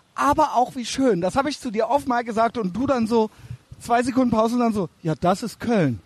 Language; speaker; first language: German; native; German